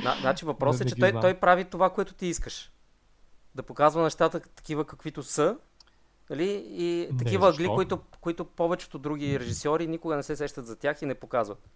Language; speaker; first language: Bulgarian; native; Bulgarian